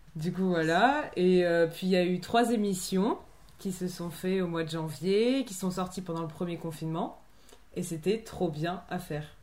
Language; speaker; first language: French; native; French